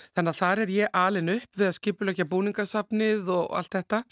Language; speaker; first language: Icelandic; native; Icelandic